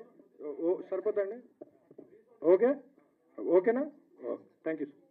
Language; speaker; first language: Telugu; native; Telugu